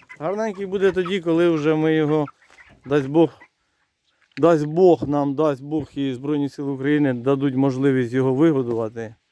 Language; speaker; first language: Ukrainian; native; Ukrainian